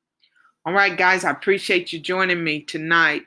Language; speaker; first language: English; native; English